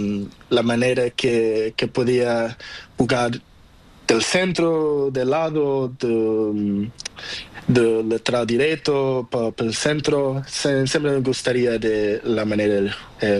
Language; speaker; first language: Spanish; non-native, learner; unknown